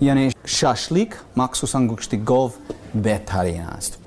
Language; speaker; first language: Persian; non-native, learner; English